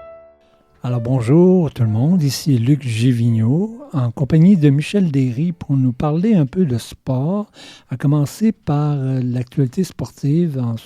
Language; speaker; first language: French; native; French